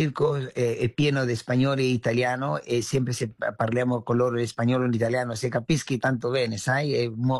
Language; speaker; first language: Italian; non-native, learner; Spanish